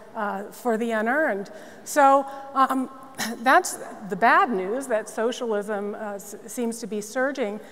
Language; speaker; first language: English; native; English